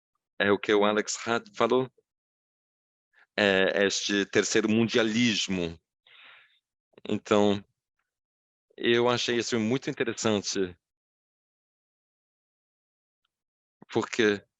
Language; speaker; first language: Portuguese; non-native, fluent; English